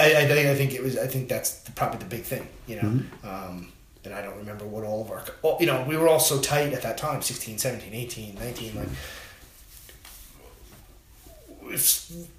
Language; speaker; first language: English; native; English